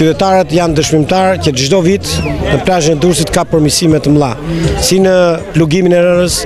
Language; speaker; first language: Albanian; native; Albanian